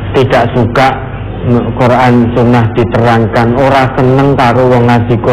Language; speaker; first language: Indonesian; non-native, local second language; Javanese